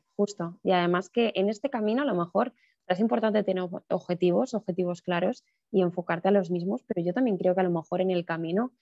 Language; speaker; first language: Spanish; native; Spanish